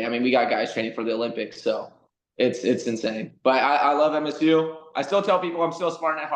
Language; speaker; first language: English; native; English